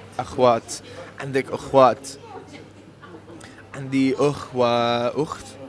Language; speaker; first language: Arabic; non-native, learner; English